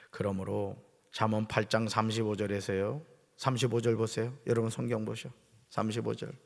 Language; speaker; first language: Korean; native; Korean